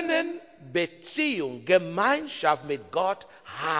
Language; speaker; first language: German; non-native, learner; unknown